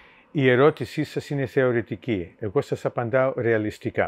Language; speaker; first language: Greek; early bilingual, heritage; Greek